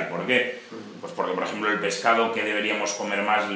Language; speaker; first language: Spanish; native; Spanish